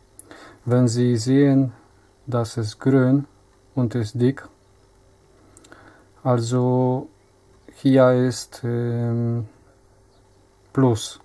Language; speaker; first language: German; non-native, learner; Polish